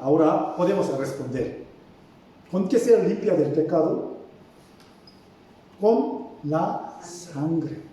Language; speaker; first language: Spanish; non-native, fluent; Korean